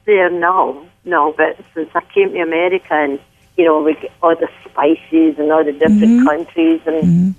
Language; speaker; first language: English; native; English